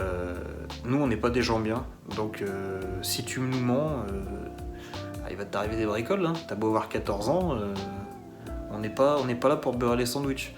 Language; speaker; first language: French; native; French